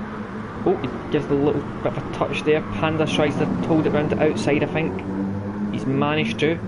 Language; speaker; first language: English; native; English